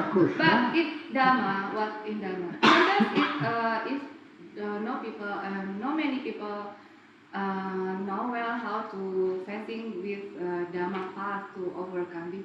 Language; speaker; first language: English; non-native, learner; Indonesian